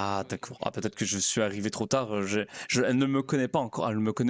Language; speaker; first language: French; native; French